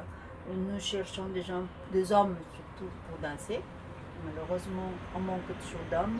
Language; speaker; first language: French; non-native, fluent; Spanish